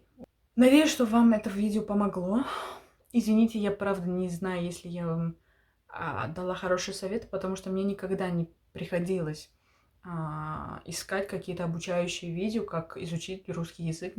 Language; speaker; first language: Russian; early bilingual, heritage; Russian